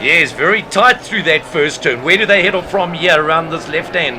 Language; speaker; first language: English; native; English